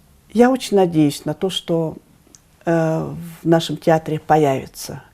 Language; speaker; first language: Russian; native; Russian